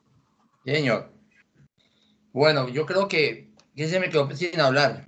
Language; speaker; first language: Spanish; native; Spanish